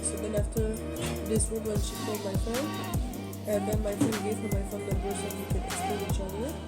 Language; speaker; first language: English; non-native, fluent; French